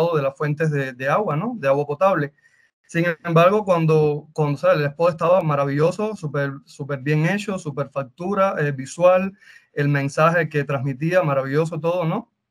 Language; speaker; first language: Spanish; native; Spanish